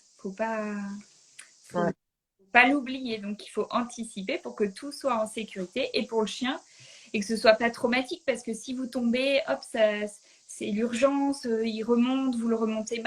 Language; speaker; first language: French; native; French